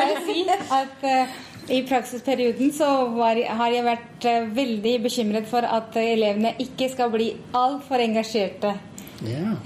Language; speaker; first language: Norwegian; non-native, fluent; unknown